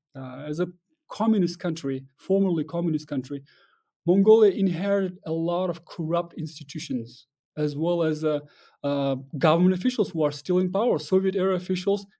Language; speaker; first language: English; non-native, fluent; Russian